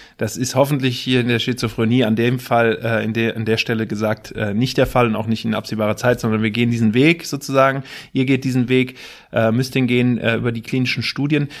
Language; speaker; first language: German; native; German